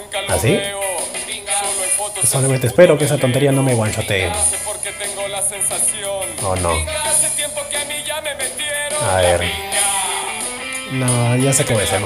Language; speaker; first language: Spanish; native; Spanish